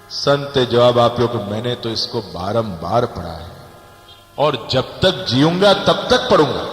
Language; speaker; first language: Hindi; non-native, local second language; Gujarati